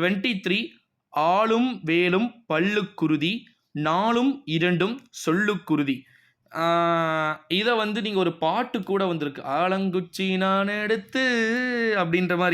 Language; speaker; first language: Tamil; native; Tamil